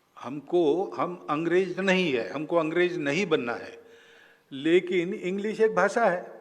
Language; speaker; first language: Hindi; non-native, local second language; Marathi